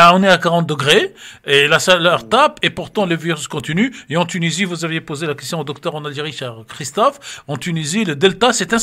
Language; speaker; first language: French; native; French